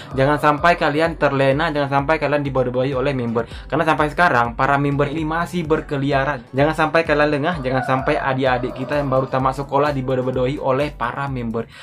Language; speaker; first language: Indonesian; native; Indonesian